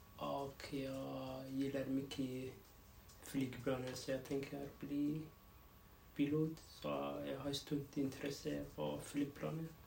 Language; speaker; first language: Swedish; non-native, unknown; Arabic